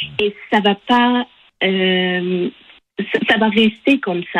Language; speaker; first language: French; non-native, local second language; Persian